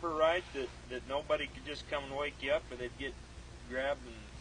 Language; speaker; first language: English; native; English